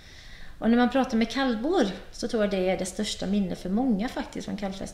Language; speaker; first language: Swedish; native; Swedish